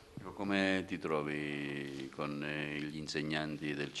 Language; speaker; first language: Italian; native; Italian